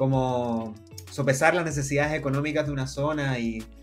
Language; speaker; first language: Spanish; native; Spanish